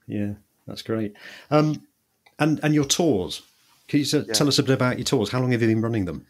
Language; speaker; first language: English; native; English